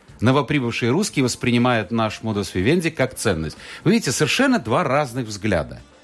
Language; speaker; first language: Russian; native; Russian